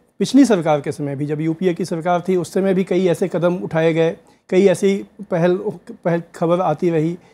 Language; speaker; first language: Hindi; native; Hindi